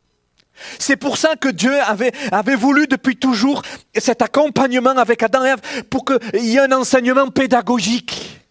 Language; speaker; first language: French; native; French